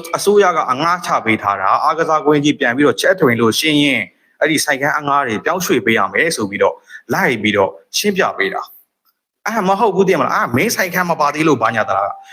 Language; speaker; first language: Burmese; native; Burmese